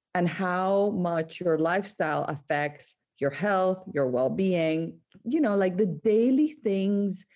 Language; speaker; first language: English; non-native, fluent; Spanish